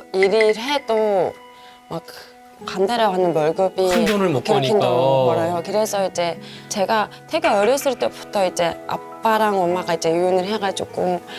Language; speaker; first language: Korean; non-native, fluent; Mongolian